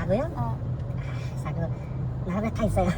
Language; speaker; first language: Korean; non-native, learner; Indonesian